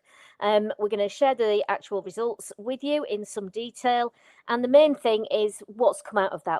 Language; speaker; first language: English; native; English